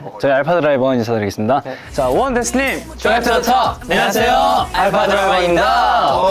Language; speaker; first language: Korean; native; Korean